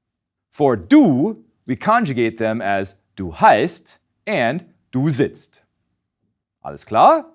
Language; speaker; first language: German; non-native, fluent; English